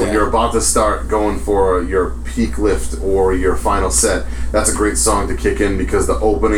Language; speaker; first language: English; native; English